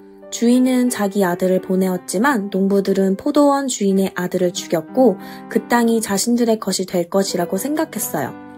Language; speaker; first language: Korean; native; Korean